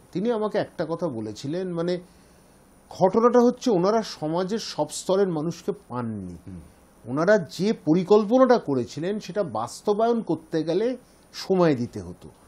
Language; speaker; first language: Bangla; native; Bangla